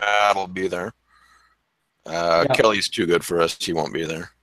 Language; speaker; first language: English; native; English